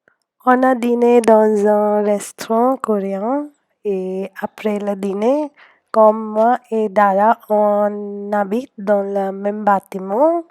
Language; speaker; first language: French; non-native, learner; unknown